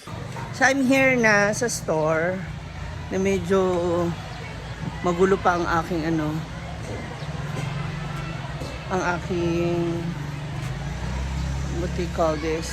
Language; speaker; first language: Filipino; non-native, local second language; Cebuano